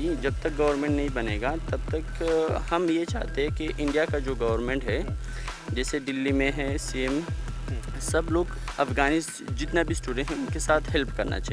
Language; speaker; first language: Hindi; non-native, fluent; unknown